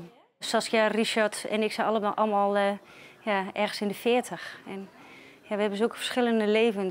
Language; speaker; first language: Dutch; native; Dutch